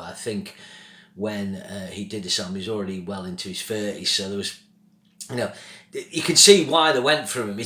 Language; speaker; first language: English; native; English